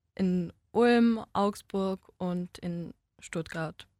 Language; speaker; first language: German; early bilingual, other home language; Polish